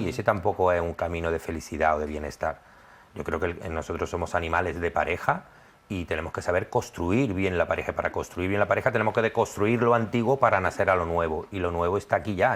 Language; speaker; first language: Spanish; native; Spanish